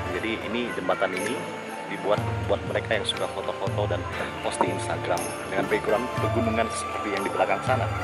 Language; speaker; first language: Indonesian; native; Indonesian